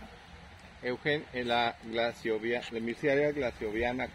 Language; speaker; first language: Spanish; native; Spanish